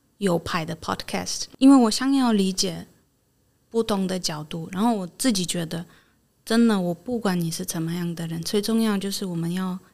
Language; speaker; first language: Chinese; non-native, fluent; Polish